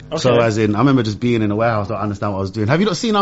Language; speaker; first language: English; non-native, local second language; Arabic